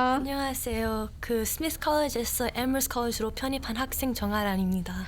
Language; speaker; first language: Korean; early bilingual, heritage; Korean